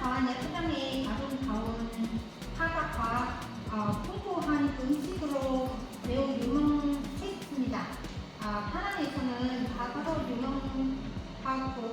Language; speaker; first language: Korean; non-native, learner; Vietnamese